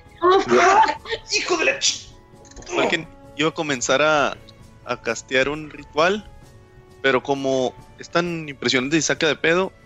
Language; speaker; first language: Spanish; native; Spanish